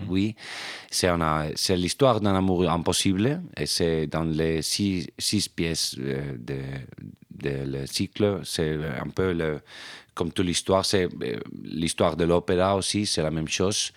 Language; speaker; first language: French; non-native, fluent; Spanish